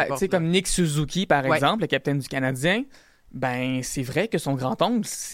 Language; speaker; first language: French; native; French